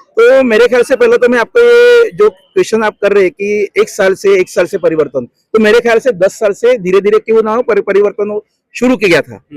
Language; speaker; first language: Hindi; non-native, local second language; Marathi